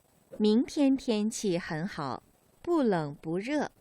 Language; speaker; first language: Chinese; non-native, learner; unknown